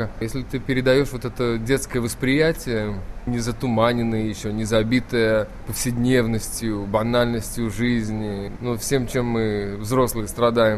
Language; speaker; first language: Russian; native; Russian